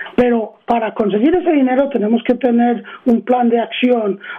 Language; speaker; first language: Spanish; early bilingual, heritage; Spanish